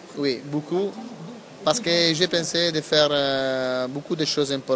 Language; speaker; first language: French; non-native, learner; Italian